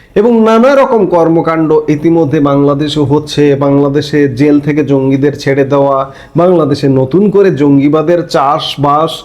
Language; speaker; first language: Bangla; native; Bangla